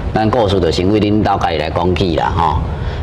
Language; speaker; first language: Chinese; native; Chinese